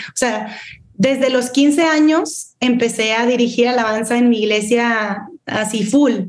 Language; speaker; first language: Spanish; native; Spanish